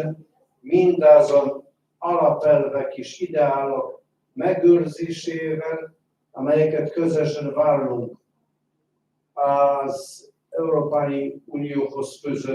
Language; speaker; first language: Hungarian; non-native, fluent; Polish